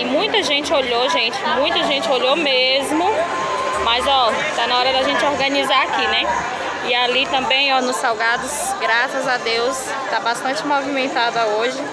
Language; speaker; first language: Portuguese; native; Portuguese